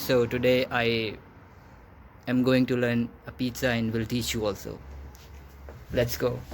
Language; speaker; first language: English; non-native, local second language; Urdu